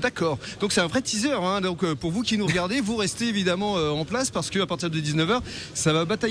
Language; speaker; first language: French; native; French